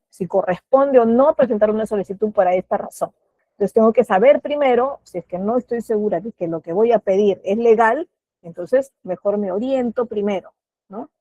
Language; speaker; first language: Spanish; native; Spanish